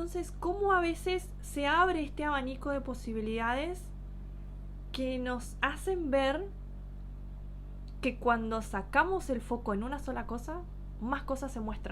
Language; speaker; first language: Spanish; native; Spanish